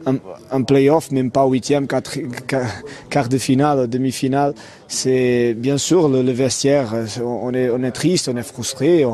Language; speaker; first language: French; non-native, fluent; Portuguese